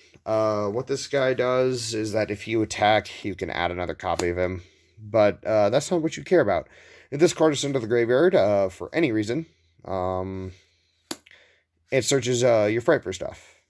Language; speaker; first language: English; native; English